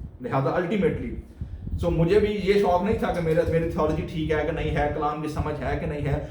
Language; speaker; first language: Urdu; non-native, local second language; Punjabi